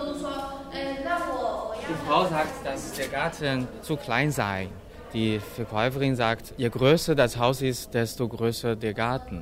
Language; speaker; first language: German; non-native, fluent; Chinese